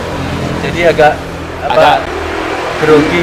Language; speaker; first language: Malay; non-native, local second language; Javanese